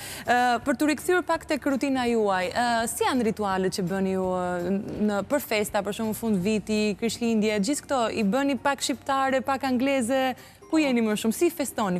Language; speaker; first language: Albanian; native; Albanian